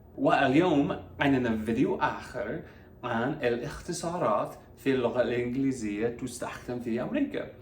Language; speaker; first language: Arabic; non-native, fluent; English